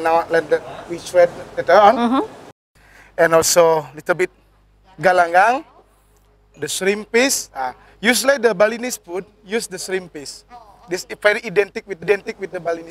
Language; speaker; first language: English; non-native, learner; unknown